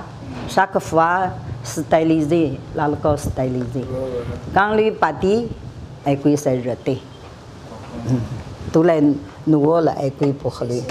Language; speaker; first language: French; non-native, learner; Chinese